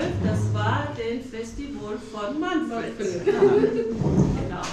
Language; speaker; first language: German; non-native, fluent; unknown